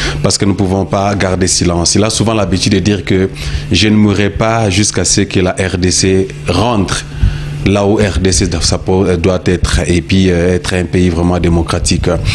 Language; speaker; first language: French; non-native, local second language; Lingala